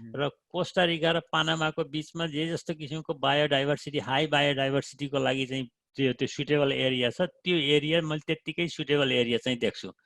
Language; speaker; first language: Nepali; native; Nepali